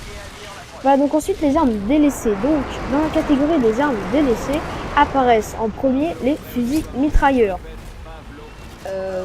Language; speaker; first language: French; native; French